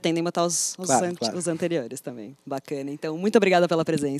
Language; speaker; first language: Portuguese; native; Portuguese